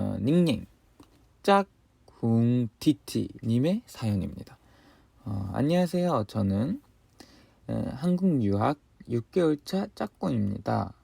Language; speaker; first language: Korean; non-native, fluent; Japanese